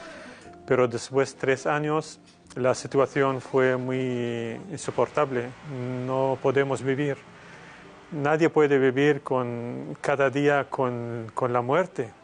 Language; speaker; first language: Spanish; non-native, fluent; Arabic